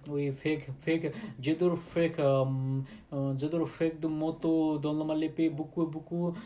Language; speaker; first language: French; non-native, learner; Nepali